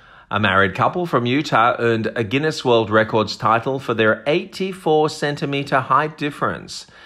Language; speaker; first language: English; native; English